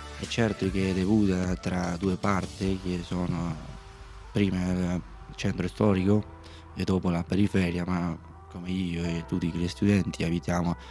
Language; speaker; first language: Italian; non-native, learner; Spanish